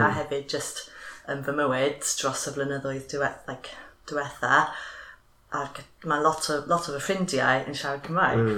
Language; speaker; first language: Welsh; non-native, fluent; English